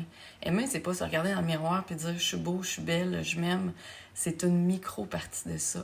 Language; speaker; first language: French; native; French